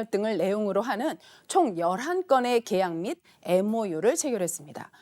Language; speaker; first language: Korean; native; Korean